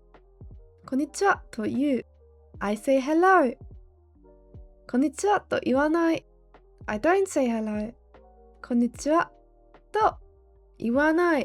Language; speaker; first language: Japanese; non-native, fluent; English